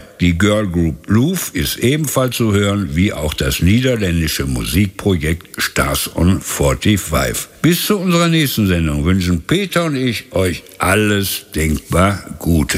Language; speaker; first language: German; native; German